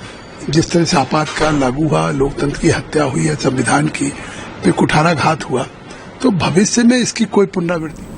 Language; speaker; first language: Hindi; native; Hindi